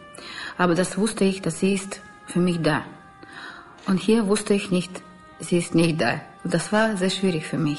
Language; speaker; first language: German; non-native, learner; Russian